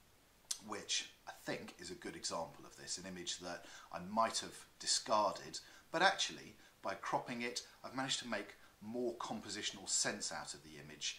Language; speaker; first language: English; native; English